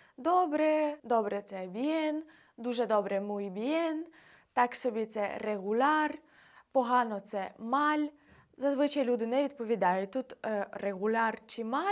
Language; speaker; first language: Ukrainian; native; Ukrainian